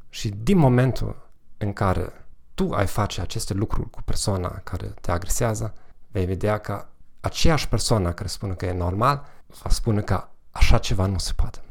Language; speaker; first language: Romanian; non-native, fluent; German